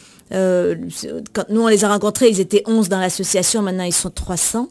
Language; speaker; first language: French; native; French